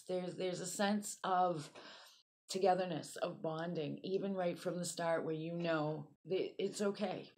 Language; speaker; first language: English; native; English